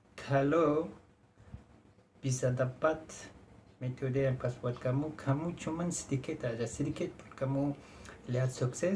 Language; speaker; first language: Indonesian; non-native, fluent; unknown